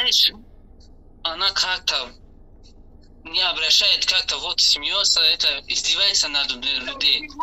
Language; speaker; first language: Russian; non-native, learner; Tajik